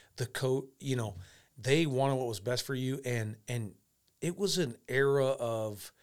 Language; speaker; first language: English; native; English